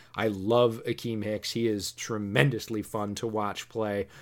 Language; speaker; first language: English; native; English